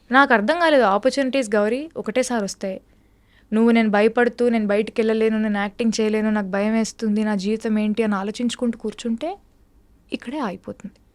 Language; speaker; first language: Telugu; native; Telugu